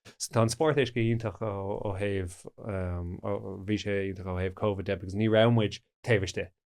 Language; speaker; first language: Irish; non-native, local second language; English